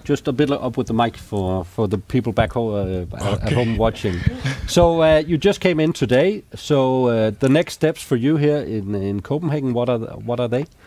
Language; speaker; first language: English; non-native, fluent; Danish